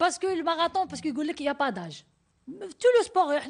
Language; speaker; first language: French; non-native, learner; Arabic